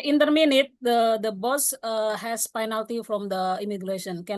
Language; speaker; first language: English; non-native, learner; Indonesian